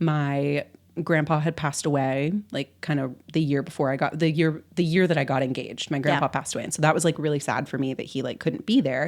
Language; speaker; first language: English; native; English